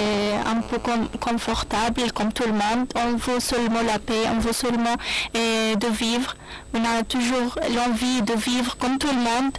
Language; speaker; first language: French; non-native, learner; Arabic